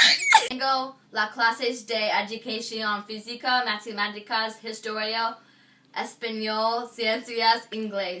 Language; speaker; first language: Spanish; non-native, learner; English